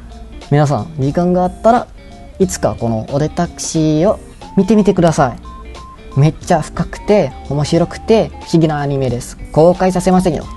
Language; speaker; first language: Japanese; non-native, fluent; Malay